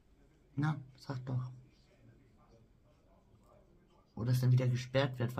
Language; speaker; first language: German; native; German